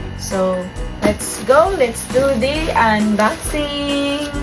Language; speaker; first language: English; non-native, local second language; Cebuano